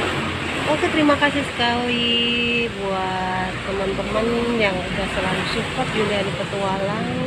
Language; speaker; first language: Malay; non-native, local second language; Javanese